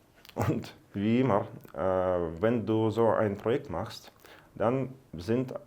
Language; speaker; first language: German; non-native, fluent; Russian